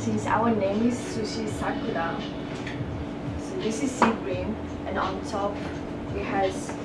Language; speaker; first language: English; non-native, fluent; Japanese